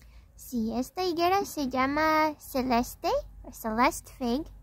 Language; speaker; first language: Spanish; non-native, fluent; English